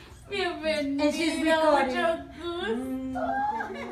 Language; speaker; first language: Spanish; early bilingual, heritage; Spanish